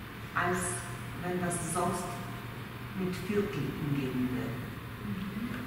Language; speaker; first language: German; non-native, fluent; Russian